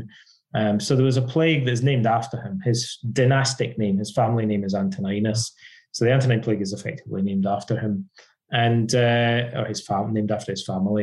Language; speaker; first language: English; native; English